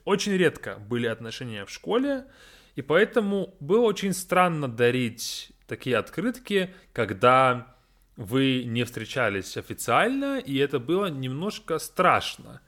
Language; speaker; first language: Russian; native; Russian